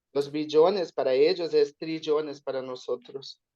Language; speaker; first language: Spanish; non-native, learner; Portuguese